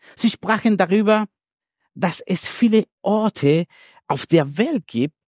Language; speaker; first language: German; non-native, fluent; Spanish